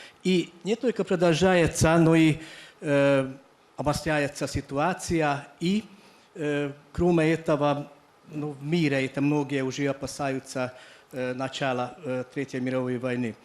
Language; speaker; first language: Russian; non-native, fluent; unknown